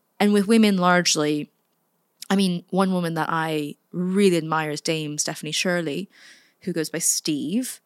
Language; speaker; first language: English; native; English